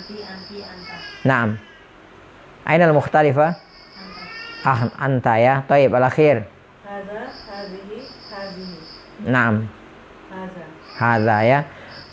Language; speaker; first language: Arabic; non-native, fluent; Indonesian